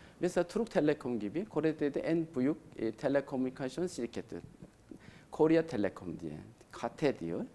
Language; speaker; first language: Turkish; non-native, learner; Korean